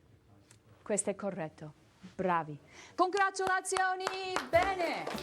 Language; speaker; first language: Italian; non-native, fluent; English